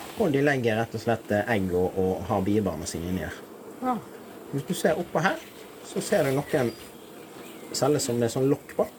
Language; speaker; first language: Norwegian; native; Norwegian